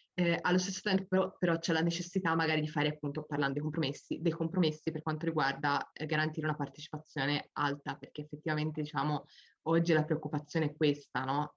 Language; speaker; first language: Italian; native; Italian